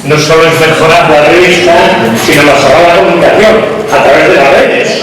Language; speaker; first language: Spanish; native; Spanish